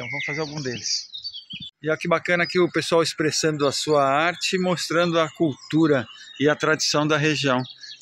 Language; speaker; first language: Portuguese; native; Portuguese